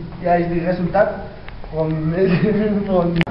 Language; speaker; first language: German; non-native, learner; Spanish